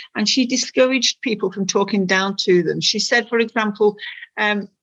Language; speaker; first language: English; native; English